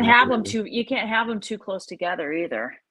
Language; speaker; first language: English; native; English